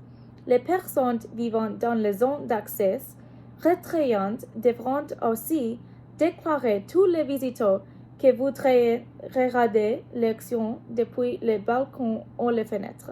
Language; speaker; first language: French; non-native, learner; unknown